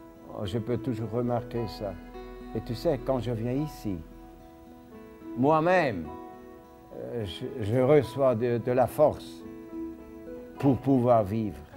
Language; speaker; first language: French; non-native, local second language; German